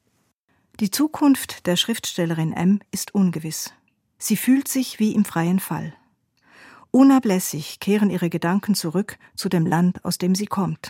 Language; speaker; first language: German; native; German